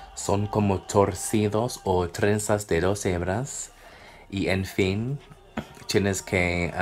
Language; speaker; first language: Spanish; non-native, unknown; English